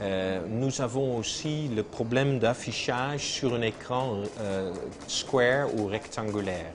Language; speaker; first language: French; non-native, fluent; Dutch